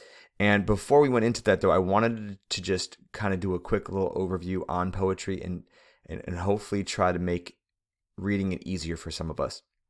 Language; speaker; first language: English; native; English